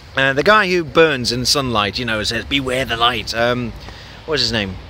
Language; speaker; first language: English; native; English